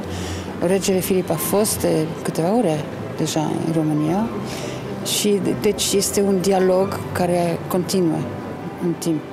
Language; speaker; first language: Romanian; non-native, fluent; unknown